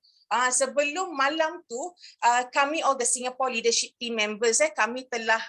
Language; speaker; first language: Malay; native; Malay